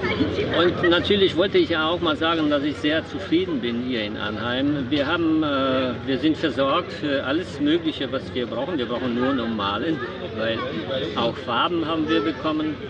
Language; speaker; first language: German; non-native, fluent; Polish